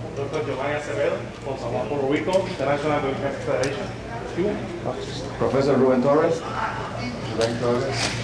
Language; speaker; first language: English; non-native, fluent; Spanish